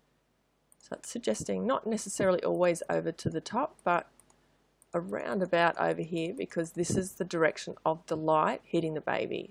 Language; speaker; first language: English; native; English